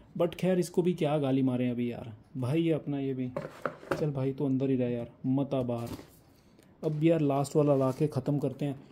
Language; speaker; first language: Hindi; non-native, local second language; Punjabi